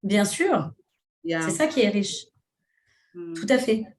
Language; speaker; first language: French; native; French